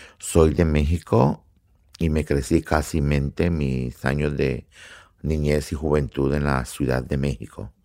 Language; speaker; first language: Spanish; native; Spanish